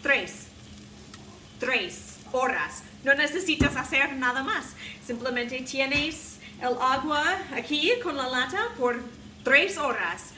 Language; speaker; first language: Spanish; non-native, fluent; English